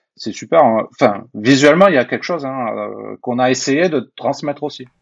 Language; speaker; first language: French; native; French